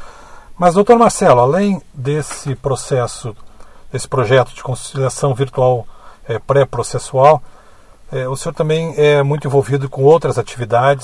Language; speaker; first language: Portuguese; native; Portuguese